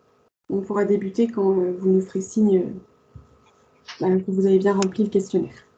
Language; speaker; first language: French; native; French